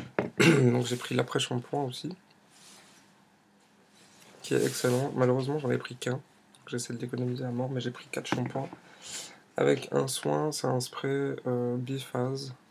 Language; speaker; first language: French; native; French